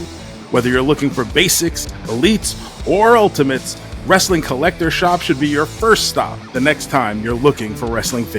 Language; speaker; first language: English; native; English